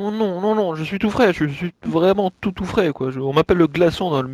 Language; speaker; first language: French; native; French